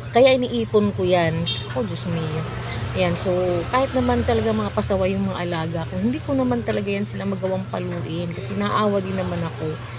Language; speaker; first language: Filipino; native; Filipino